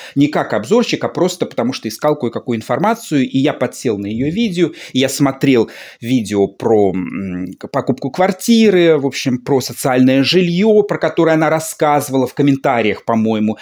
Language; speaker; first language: Russian; native; Russian